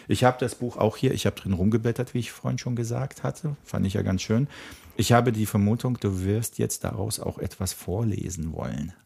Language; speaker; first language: German; early bilingual, other home language; Czech